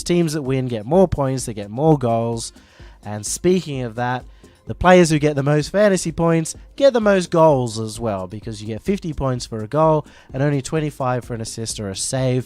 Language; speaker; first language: English; native; English